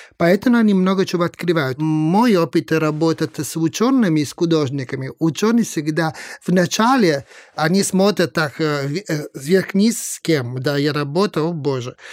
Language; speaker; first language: Russian; non-native, fluent; Italian